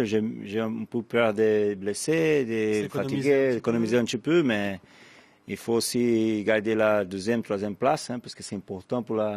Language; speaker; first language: French; non-native, fluent; Portuguese